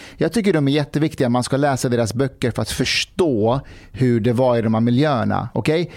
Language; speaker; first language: Swedish; early bilingual, other home language; Persian